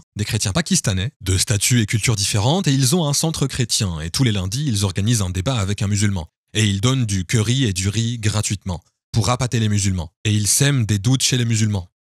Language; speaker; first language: French; non-native, fluent; English